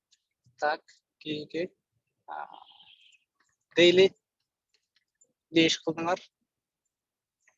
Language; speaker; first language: Kyrgyz; native; Kyrgyz